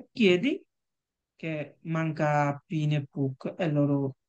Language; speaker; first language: Italian; non-native, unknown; Bangla